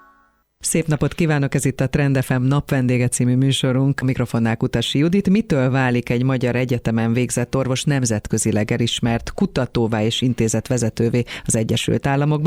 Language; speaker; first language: Hungarian; native; Hungarian